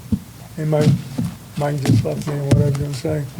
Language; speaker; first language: English; native; English